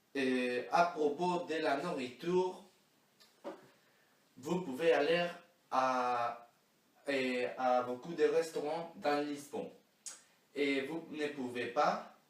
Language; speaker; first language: French; non-native, learner; Spanish